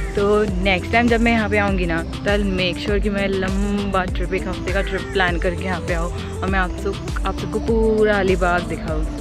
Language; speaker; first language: Hindi; non-native, local second language; Marathi